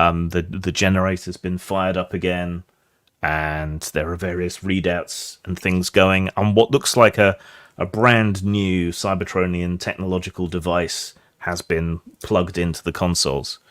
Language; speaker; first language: English; native; English